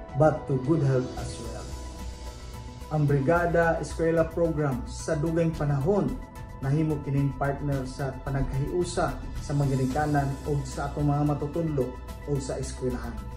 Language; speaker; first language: Cebuano; native; Cebuano